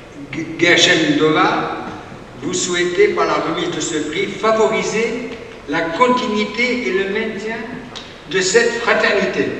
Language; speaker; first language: French; native; French